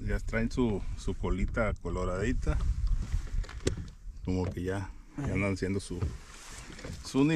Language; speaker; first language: Spanish; native; Spanish